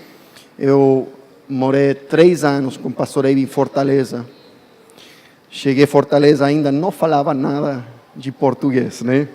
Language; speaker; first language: Portuguese; non-native, fluent; English